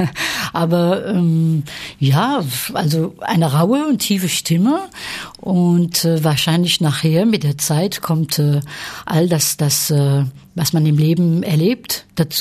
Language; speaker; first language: German; early bilingual, heritage; French